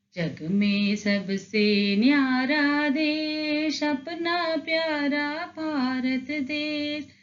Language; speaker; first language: Hindi; non-native, local second language; Telugu